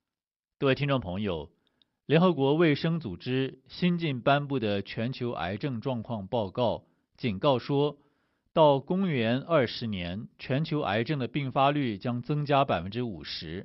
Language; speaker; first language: Chinese; native; Chinese